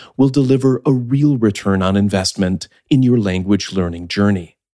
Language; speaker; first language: English; native; English